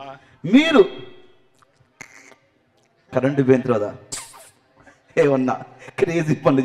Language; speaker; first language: Telugu; native; Telugu